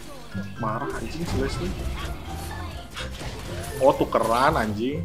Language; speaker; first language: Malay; non-native, local second language; Sundanese